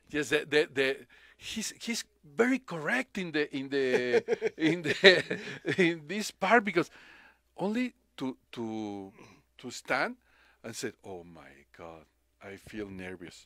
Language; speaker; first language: English; non-native, learner; Spanish